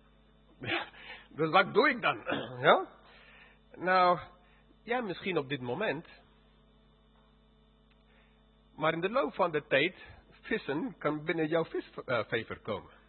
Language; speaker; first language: Dutch; non-native, fluent; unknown